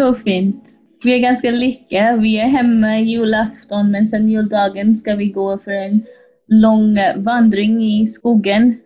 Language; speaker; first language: Swedish; non-native, fluent; English